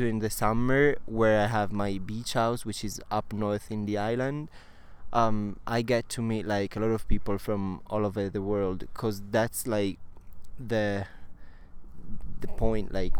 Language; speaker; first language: English; non-native, fluent; Italian